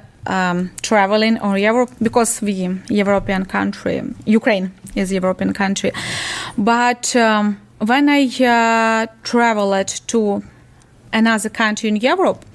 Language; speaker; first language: English; non-native, learner; Ukrainian